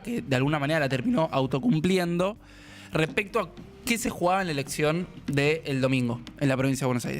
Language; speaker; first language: Spanish; native; Spanish